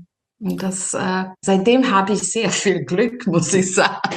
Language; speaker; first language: German; non-native, fluent; Serbian